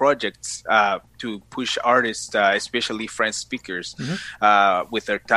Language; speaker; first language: English; non-native, fluent; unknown